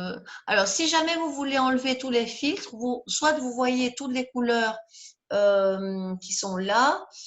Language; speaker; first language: French; native; French